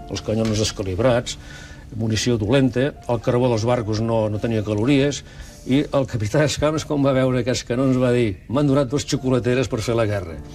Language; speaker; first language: Catalan; early bilingual, other home language; Basque